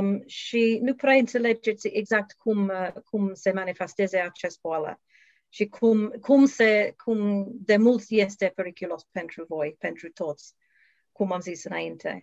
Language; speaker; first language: Romanian; non-native, learner; English